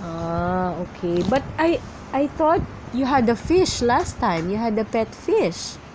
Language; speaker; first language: English; non-native, local second language; Filipino